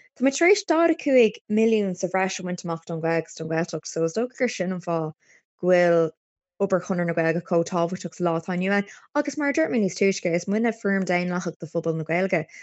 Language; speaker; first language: Irish; non-native, local second language; English